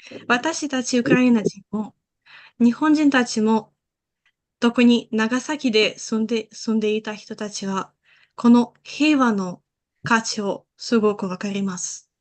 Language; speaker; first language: Japanese; non-native, learner; Ukrainian